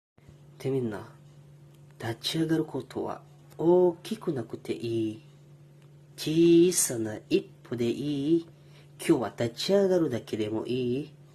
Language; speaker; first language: Japanese; non-native, learner; Indonesian